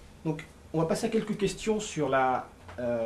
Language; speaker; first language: French; native; French